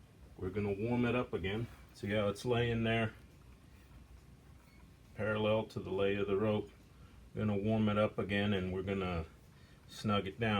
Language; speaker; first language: English; native; English